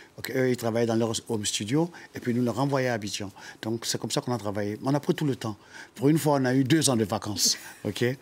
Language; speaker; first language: French; non-native, local second language; Dyula